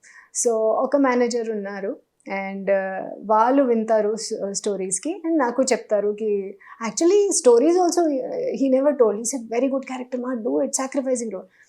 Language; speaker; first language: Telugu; non-native, local second language; Hindi